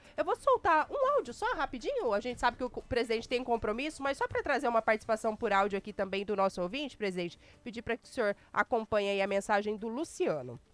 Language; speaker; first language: Portuguese; native; Portuguese